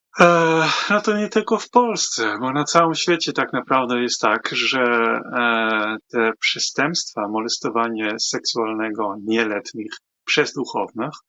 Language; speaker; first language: Polish; non-native, fluent; Dutch